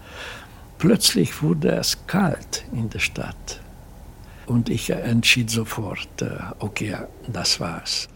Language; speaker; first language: German; non-native, fluent; Hungarian